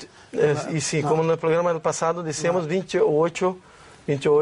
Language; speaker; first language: Spanish; non-native, learner; Portuguese